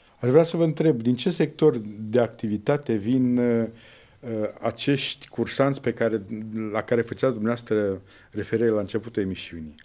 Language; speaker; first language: Romanian; native; Romanian